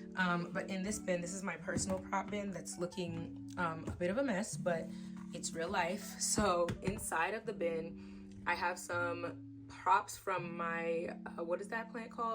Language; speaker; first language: English; native; English